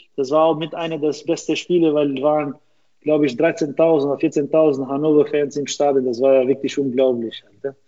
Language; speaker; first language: German; non-native, fluent; Albanian